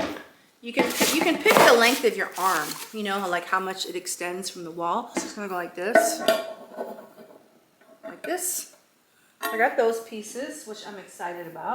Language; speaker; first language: English; native; English